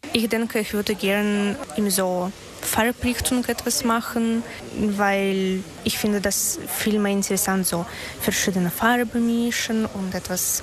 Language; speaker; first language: German; non-native, learner; Russian